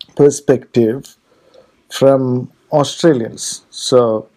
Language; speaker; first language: English; non-native, local second language; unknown